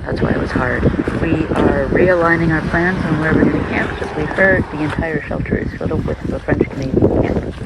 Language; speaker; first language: English; native; English